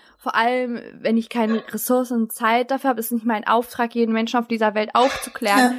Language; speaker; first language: German; early bilingual, other home language; Turkish